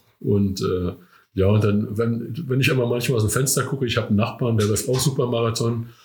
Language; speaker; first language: German; native; German